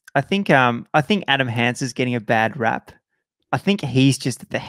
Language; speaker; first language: English; native; English